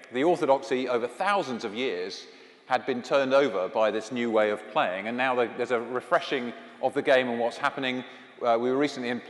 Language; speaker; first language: English; native; English